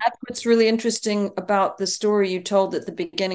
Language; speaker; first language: English; native; English